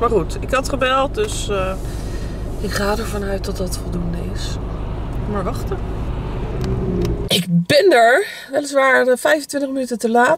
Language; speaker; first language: Dutch; native; Dutch